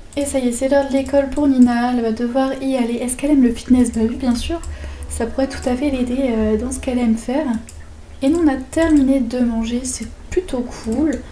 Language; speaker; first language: French; native; French